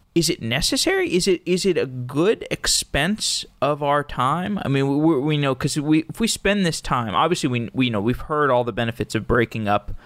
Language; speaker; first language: English; native; English